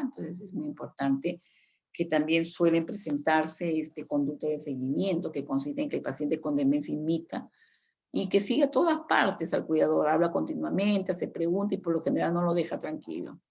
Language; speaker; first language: Spanish; native; Spanish